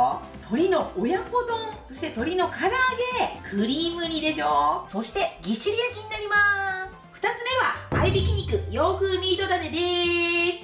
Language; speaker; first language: Japanese; native; Japanese